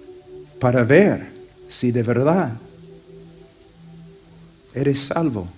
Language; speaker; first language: Spanish; non-native, fluent; English